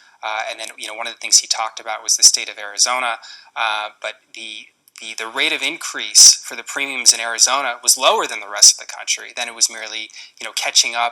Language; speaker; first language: English; native; English